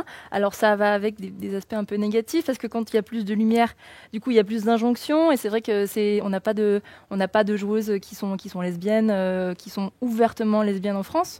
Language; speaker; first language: French; native; French